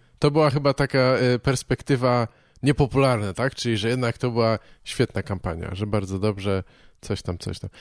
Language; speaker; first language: Polish; native; Polish